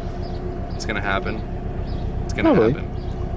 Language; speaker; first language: English; native; English